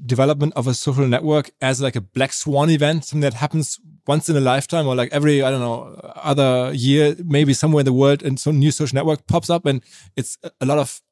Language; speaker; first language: English; non-native, fluent; German